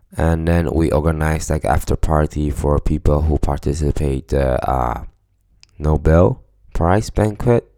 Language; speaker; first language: English; non-native, fluent; Chinese